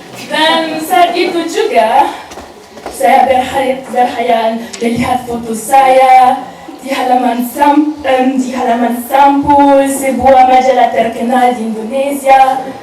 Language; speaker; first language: Indonesian; non-native, learner; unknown